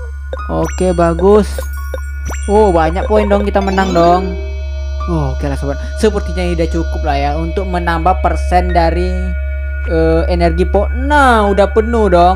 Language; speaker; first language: Indonesian; native; Indonesian